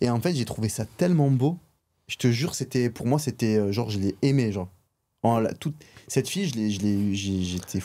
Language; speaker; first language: French; native; French